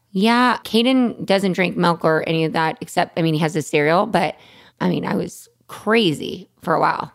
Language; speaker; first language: English; native; English